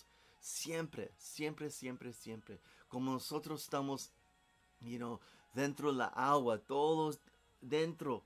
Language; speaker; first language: Spanish; non-native, learner; English